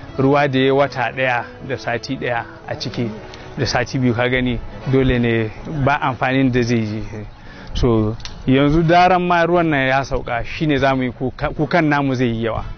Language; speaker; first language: Hausa; non-native, local second language; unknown